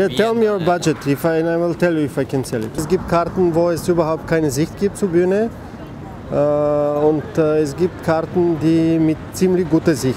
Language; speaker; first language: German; non-native, fluent; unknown